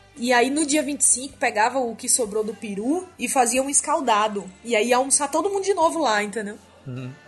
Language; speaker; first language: Portuguese; native; Portuguese